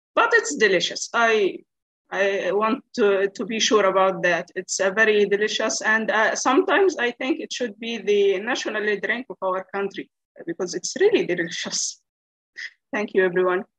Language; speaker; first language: English; non-native, learner; Arabic